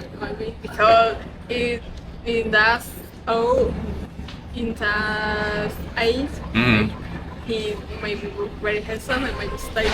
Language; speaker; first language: English; non-native, learner; Vietnamese